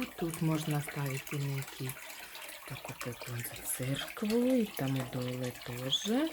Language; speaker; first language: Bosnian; non-native, learner; Russian